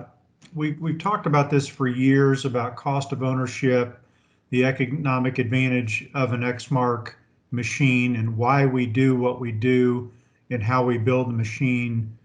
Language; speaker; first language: English; native; English